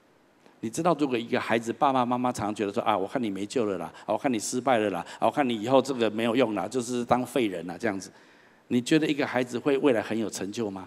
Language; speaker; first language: Chinese; native; Chinese